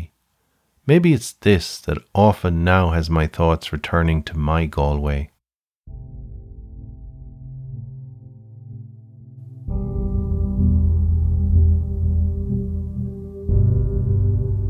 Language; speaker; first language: English; native; English